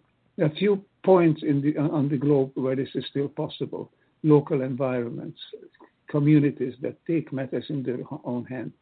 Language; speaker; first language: English; non-native, fluent; Hungarian